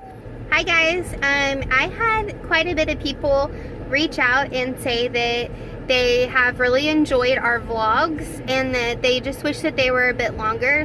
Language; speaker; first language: English; native; English